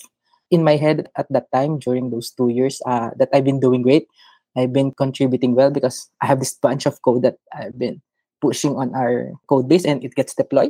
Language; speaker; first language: English; non-native, local second language; Filipino